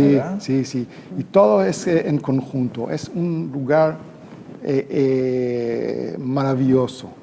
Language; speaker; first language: Spanish; non-native, fluent; Hebrew